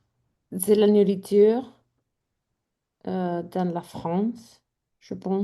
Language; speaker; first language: French; non-native, learner; English